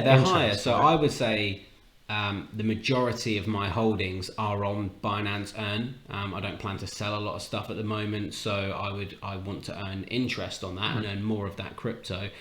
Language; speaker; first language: English; native; English